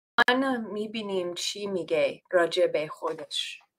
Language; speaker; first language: Persian; non-native, fluent; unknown